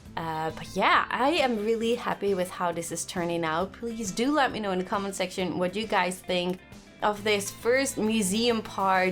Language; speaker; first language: English; non-native, fluent; Dutch